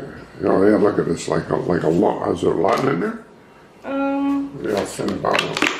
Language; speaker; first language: English; native; English